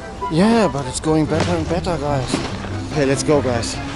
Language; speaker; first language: English; non-native, learner; German